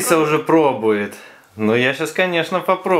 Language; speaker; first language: Russian; native; Russian